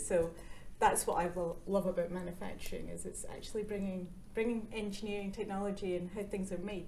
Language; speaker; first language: English; native; English